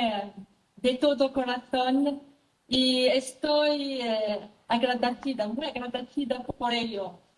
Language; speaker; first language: Spanish; non-native, fluent; French